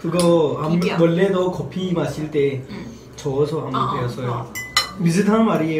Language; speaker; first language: Korean; non-native, learner; Urdu